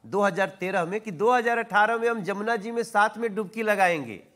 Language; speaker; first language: Hindi; native; Hindi